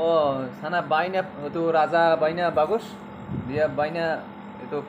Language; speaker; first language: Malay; non-native, learner; Bangla